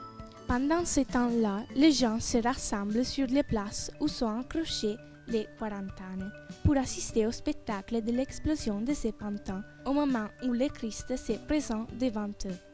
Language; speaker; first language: French; non-native, learner; Italian